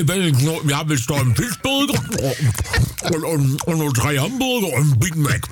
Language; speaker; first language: German; native; German